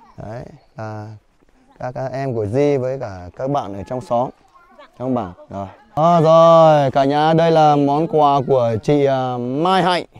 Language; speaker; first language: Vietnamese; non-native, local second language; Hmong